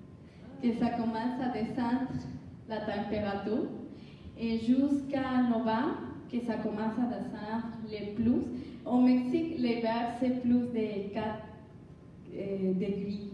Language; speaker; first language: French; non-native, learner; Spanish